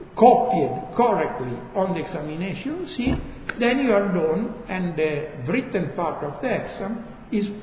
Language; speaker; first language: English; non-native, fluent; Italian